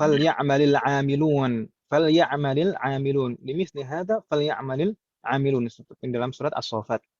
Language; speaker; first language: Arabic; non-native, fluent; Indonesian